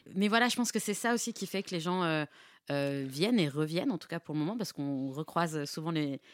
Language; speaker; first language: French; native; French